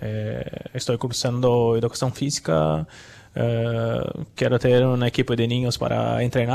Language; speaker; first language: Spanish; non-native, fluent; Portuguese